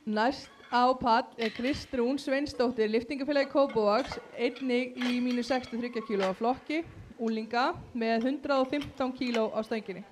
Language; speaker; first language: Icelandic; native; Icelandic